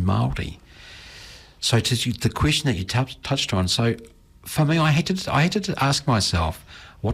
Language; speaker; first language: English; native; English